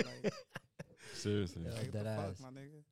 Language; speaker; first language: English; native; English